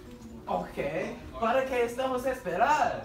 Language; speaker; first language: Spanish; non-native, learner; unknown